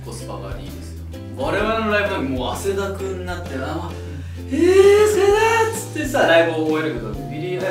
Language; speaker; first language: Japanese; native; Japanese